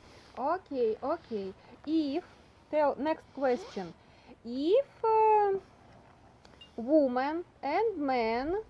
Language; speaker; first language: English; non-native, learner; Russian